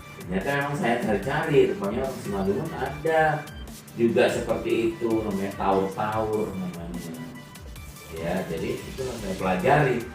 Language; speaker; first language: Indonesian; native; Indonesian